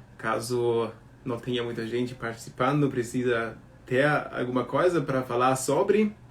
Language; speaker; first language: Portuguese; non-native, fluent; German